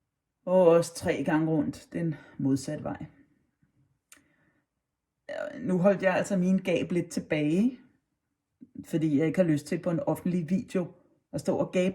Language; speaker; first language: Danish; native; Danish